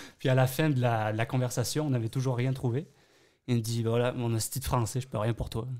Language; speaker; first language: French; native; French